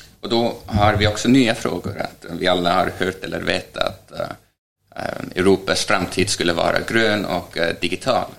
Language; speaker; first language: Swedish; non-native, fluent; Estonian